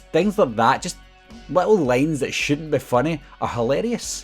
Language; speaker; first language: English; native; English